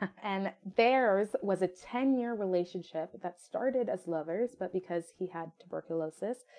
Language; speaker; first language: English; non-native, fluent; French